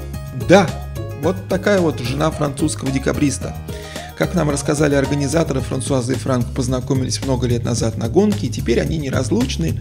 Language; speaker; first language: Russian; native; Russian